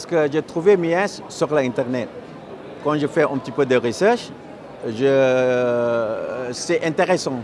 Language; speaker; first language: French; non-native, learner; Malay